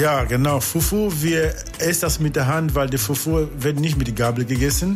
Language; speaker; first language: German; non-native, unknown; Portuguese